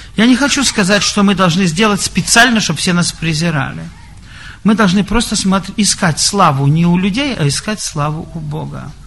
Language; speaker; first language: Russian; native; Russian